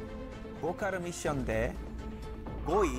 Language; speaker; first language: Japanese; non-native, learner; Korean